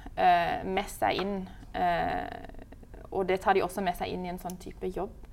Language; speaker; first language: Norwegian; native; Norwegian